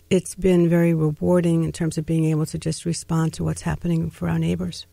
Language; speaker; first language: English; native; English